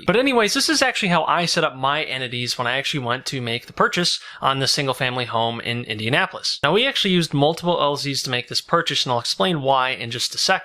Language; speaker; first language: English; native; English